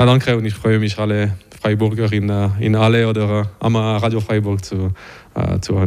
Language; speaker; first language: German; non-native, local second language; French